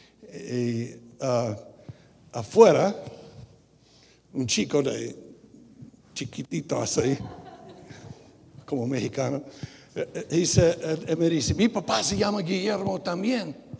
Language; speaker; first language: Spanish; non-native, fluent; English